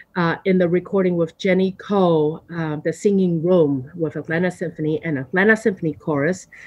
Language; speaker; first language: English; non-native, fluent; Chinese